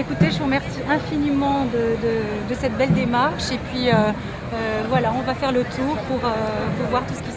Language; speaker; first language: French; native; French